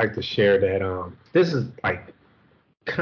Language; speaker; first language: English; native; English